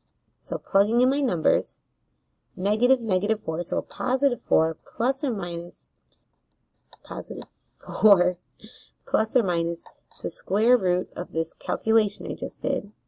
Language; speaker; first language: English; native; English